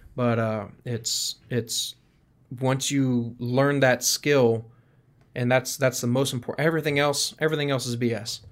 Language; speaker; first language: English; native; English